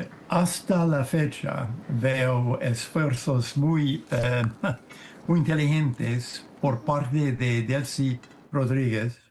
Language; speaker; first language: Spanish; non-native, fluent; English